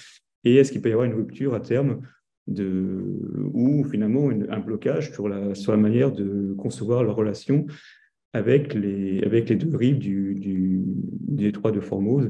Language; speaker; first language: French; native; French